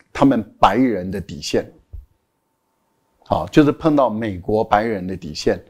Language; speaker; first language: Chinese; native; Chinese